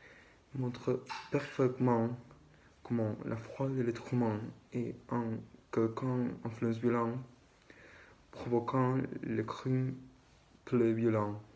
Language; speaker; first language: French; non-native, learner; Spanish